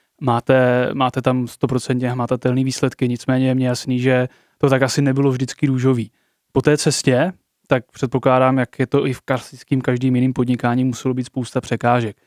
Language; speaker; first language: Czech; native; Czech